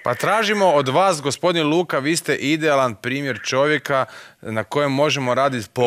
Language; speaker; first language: Croatian; native; Croatian